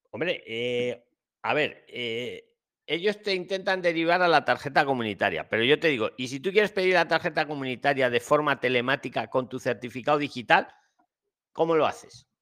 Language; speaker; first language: Spanish; native; Spanish